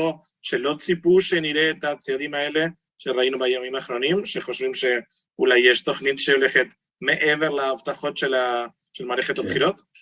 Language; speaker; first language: Hebrew; non-native, fluent; Spanish